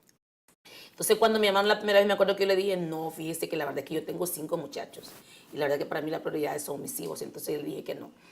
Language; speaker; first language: Spanish; native; Spanish